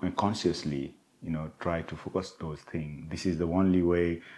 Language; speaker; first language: English; non-native, local second language; Nepali